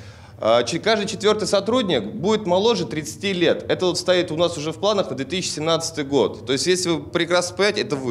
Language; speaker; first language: Russian; native; Russian